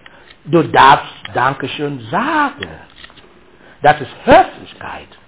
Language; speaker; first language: German; non-native, learner; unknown